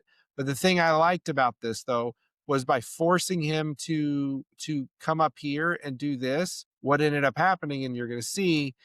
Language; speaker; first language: English; native; English